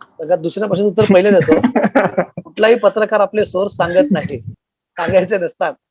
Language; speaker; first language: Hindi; non-native, local second language; Marathi